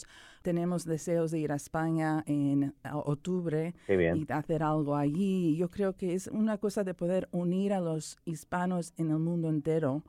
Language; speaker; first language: Spanish; early bilingual, other home language; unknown